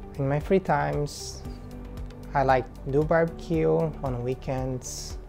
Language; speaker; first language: English; non-native, fluent; Portuguese